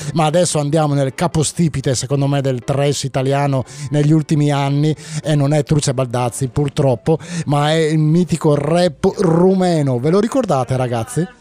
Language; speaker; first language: Italian; native; Italian